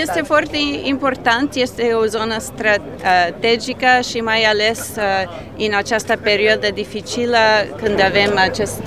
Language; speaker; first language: Romanian; non-native, fluent; English